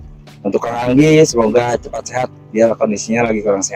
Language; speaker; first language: Indonesian; native; Indonesian